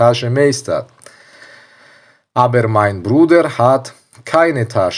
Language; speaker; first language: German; non-native, fluent; Tajik